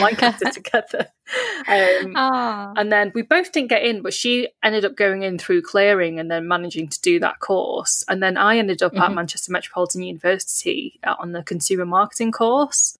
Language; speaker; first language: English; native; English